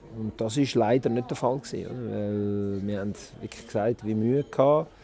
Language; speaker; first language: German; early bilingual, other home language; Italian